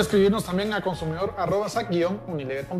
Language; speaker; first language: Spanish; native; Spanish